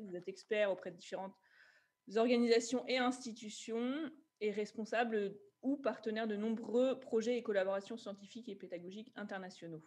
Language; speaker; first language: French; native; French